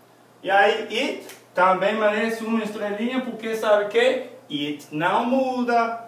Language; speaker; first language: Portuguese; non-native, fluent; English